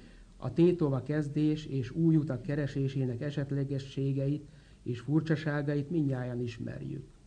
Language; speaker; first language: Hungarian; native; Hungarian